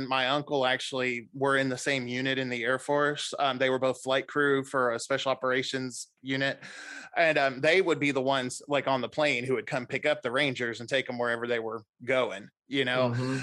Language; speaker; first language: English; native; English